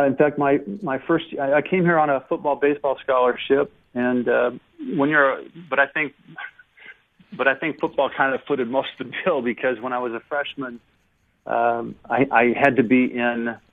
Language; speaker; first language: English; native; English